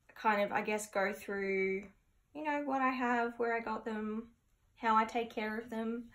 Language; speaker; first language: English; native; English